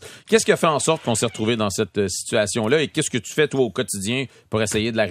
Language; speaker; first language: French; native; French